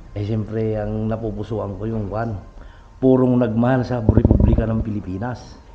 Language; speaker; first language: Filipino; native; Filipino